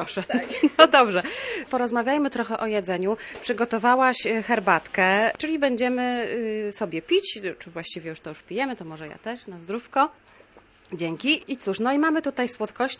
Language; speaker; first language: Polish; native; Polish